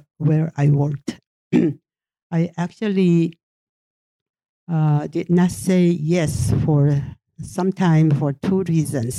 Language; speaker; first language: English; non-native, fluent; Japanese